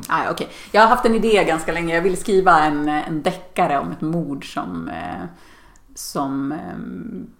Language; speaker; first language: Swedish; native; Swedish